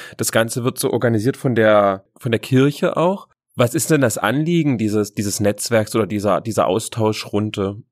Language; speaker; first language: German; native; German